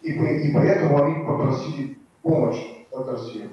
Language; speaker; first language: Russian; non-native, learner; Bulgarian